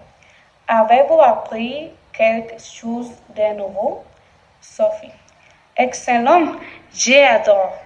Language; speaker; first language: French; non-native, learner; Spanish